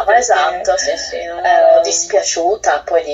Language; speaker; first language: Italian; native; Italian